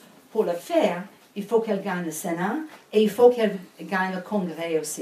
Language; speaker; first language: French; non-native, fluent; English